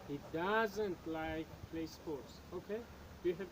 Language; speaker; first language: English; non-native, fluent; Tajik